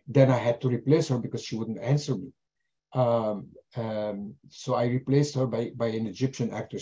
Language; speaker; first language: English; non-native, fluent; German